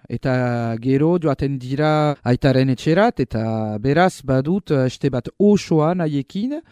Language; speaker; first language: Basque; non-native, local second language; French